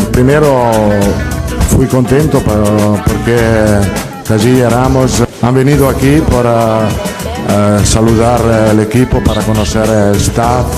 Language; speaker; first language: Spanish; non-native, learner; Italian